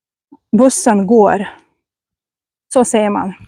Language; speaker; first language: Swedish; non-native, fluent; Russian